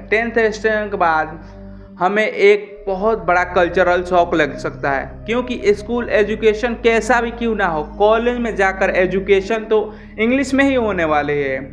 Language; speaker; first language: Hindi; native; Hindi